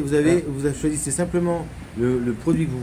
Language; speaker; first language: French; native; French